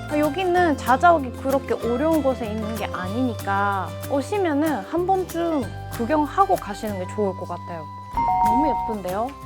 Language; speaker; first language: Korean; non-native, fluent; Japanese